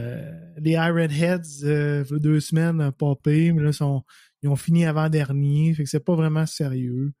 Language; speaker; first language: French; native; French